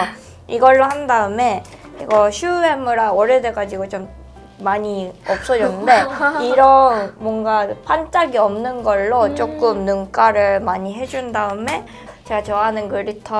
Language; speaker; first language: Korean; non-native, fluent; Japanese